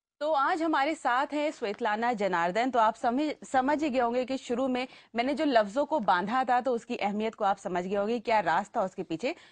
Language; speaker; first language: Hindi; native; Hindi